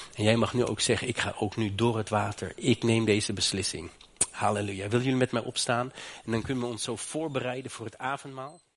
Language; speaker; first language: Dutch; non-native, fluent; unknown